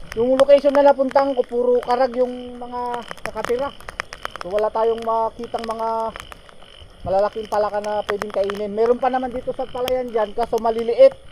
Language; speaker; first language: Filipino; non-native, local second language; Iloko